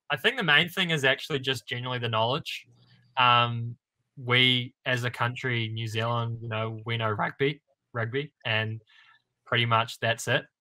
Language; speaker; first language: English; native; English